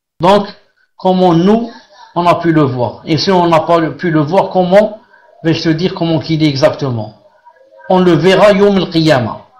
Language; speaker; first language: French; non-native, local second language; Arabic